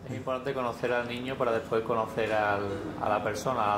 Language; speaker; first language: Spanish; native; Spanish